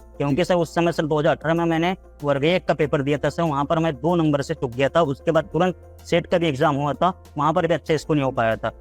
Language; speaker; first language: Hindi; native; Hindi